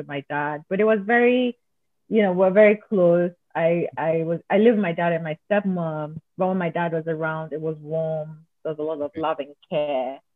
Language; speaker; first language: English; non-native, local second language; Akan